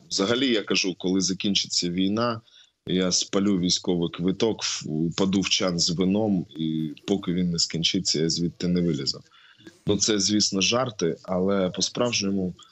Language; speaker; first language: Ukrainian; non-native, local second language; Russian